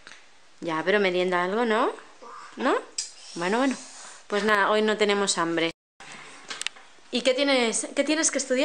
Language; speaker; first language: Spanish; native; Spanish